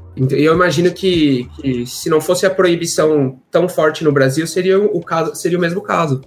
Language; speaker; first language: Portuguese; native; Portuguese